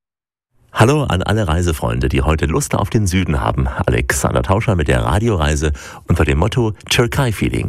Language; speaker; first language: German; native; German